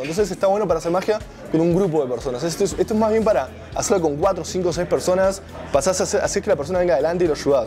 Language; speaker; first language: Spanish; native; Spanish